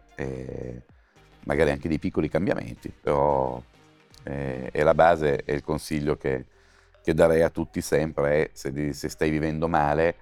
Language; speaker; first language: Italian; native; Italian